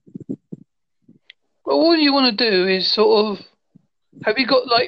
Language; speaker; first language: English; native; English